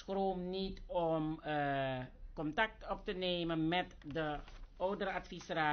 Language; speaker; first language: Dutch; native; Dutch